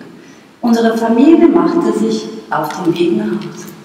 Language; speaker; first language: German; non-native, fluent; Bosnian